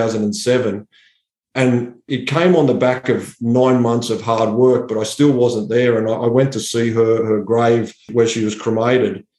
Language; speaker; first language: English; native; English